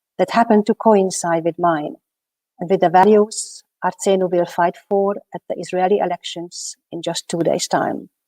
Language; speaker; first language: English; non-native, fluent; Hungarian